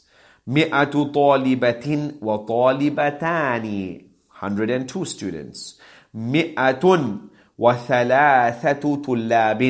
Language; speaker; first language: Arabic; non-native, fluent; English